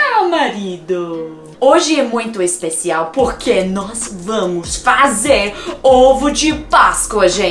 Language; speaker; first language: Portuguese; non-native, fluent; English